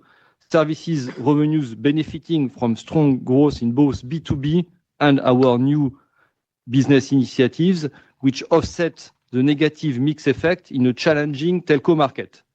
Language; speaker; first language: English; non-native, fluent; French